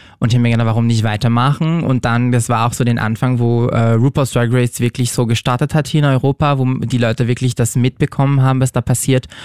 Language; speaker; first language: German; non-native, fluent; French